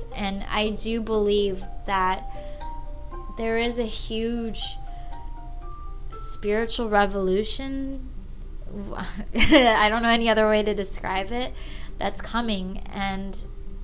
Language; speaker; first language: English; native; English